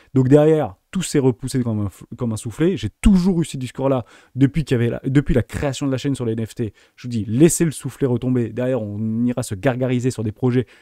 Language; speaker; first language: French; native; French